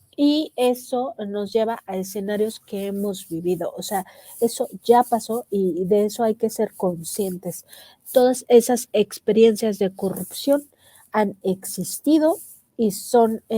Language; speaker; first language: Spanish; native; Spanish